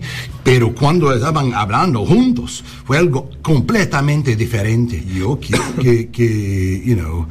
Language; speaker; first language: Spanish; non-native, learner; English